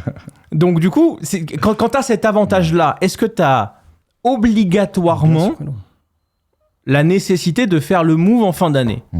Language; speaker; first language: French; native; French